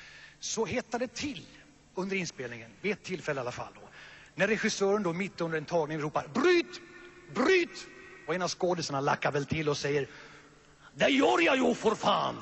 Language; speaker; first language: Swedish; native; Swedish